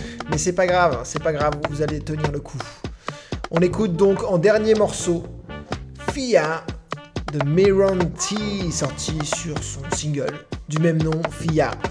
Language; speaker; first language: French; native; French